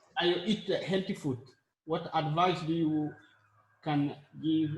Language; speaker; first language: English; non-native, learner; Arabic